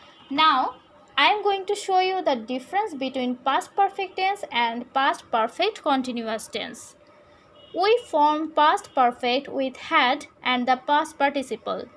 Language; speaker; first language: English; non-native, local second language; Bangla